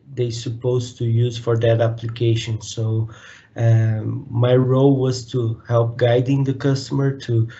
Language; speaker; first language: English; non-native, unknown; Portuguese